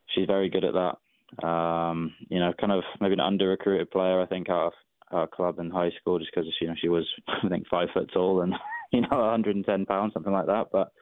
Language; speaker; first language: English; native; English